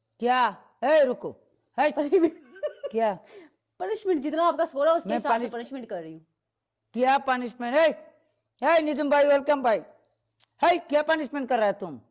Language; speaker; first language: Hindi; non-native, learner; Bangla